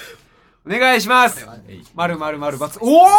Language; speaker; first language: Japanese; native; Japanese